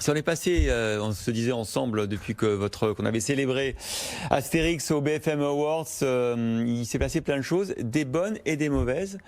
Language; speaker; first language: French; native; French